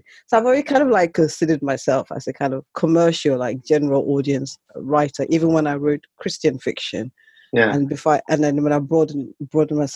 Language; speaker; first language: English; non-native, local second language; Yoruba